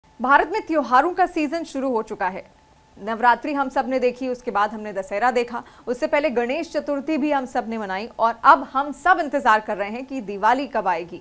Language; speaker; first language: Hindi; native; Hindi